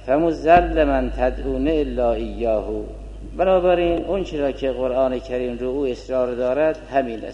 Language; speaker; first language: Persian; native; Persian